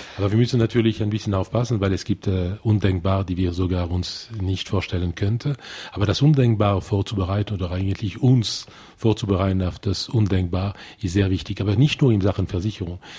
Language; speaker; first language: German; non-native, local second language; French